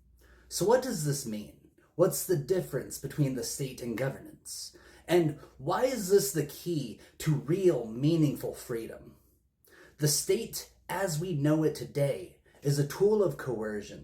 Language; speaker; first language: English; native; English